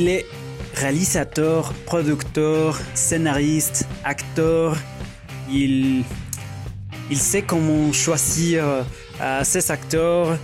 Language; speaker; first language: French; non-native, fluent; Spanish